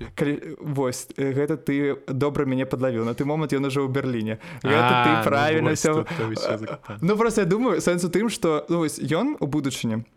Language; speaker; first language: Belarusian; native; Belarusian